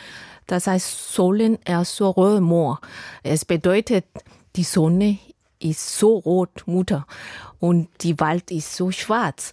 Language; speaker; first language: German; non-native, fluent; Korean